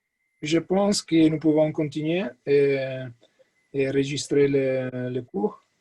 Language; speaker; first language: French; non-native, learner; Italian